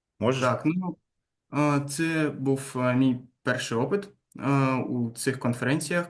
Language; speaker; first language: Ukrainian; non-native, local second language; Russian